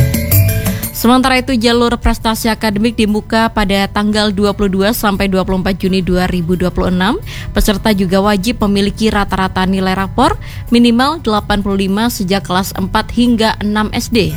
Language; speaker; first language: Indonesian; native; Indonesian